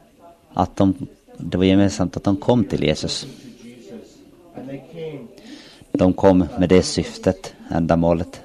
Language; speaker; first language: Swedish; non-native, local second language; Finnish